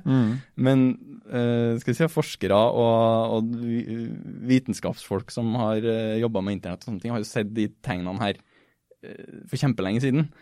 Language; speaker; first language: Norwegian; native; Norwegian